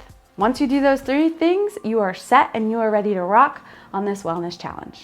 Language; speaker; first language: English; native; English